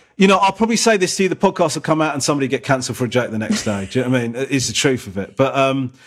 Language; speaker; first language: English; native; English